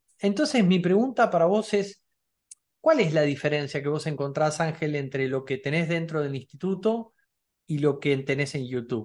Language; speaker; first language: Spanish; native; Spanish